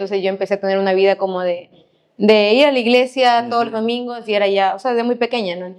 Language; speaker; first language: Spanish; native; Spanish